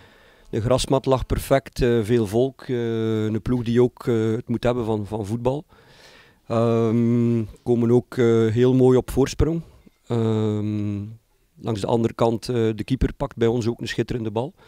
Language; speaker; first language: Dutch; native; Dutch